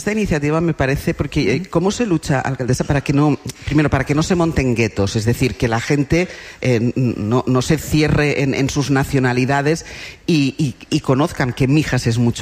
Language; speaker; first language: Spanish; native; Spanish